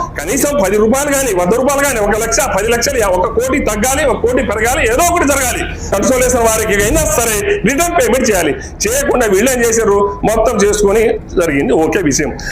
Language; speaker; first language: Telugu; native; Telugu